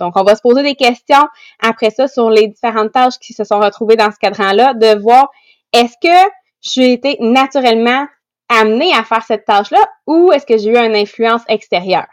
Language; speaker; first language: French; native; French